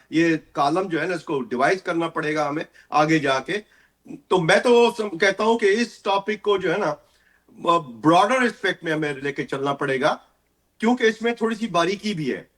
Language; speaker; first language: Urdu; non-native, local second language; Sindhi